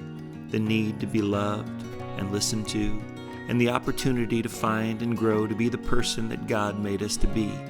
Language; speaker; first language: English; native; English